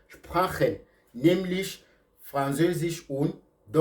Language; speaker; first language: German; non-native, fluent; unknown